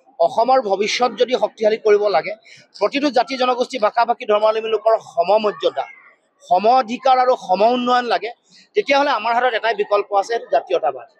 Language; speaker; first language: Assamese; native; Assamese